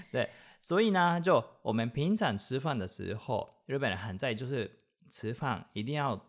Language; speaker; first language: Chinese; non-native, fluent; Japanese